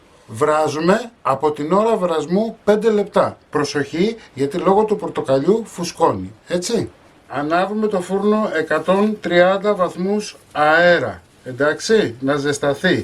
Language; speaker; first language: Greek; native; Greek